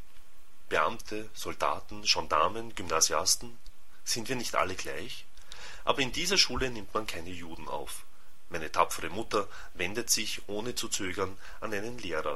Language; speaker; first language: German; native; German